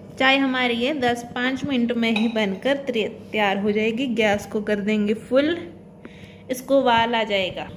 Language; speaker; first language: Hindi; non-native, local second language; Punjabi